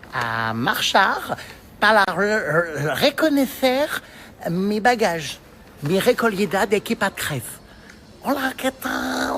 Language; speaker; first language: Spanish; non-native, learner; French